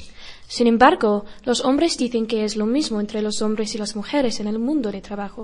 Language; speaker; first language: Spanish; non-native, learner; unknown